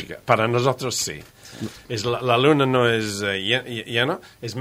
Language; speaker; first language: Spanish; non-native, learner; English